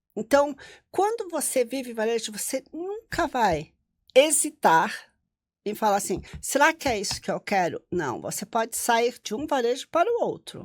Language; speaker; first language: Portuguese; non-native, local second language; German